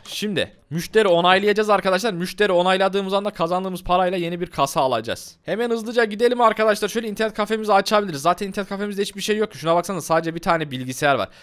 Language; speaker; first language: Turkish; native; Turkish